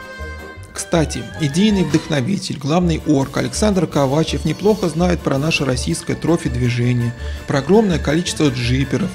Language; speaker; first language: Russian; native; Russian